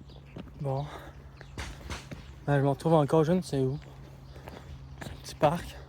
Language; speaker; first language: French; native; French